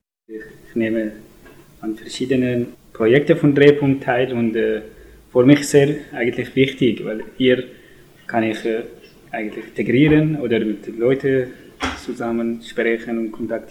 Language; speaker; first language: German; non-native, learner; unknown